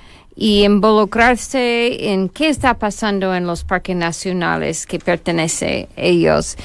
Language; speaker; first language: Spanish; non-native, fluent; English